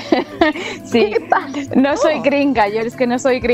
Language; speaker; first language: Spanish; native; Spanish